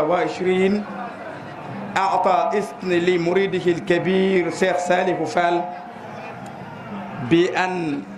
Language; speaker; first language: Arabic; non-native, fluent; Wolof